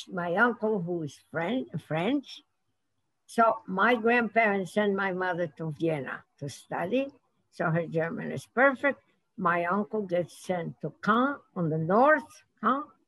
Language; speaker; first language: English; non-native, fluent; Polish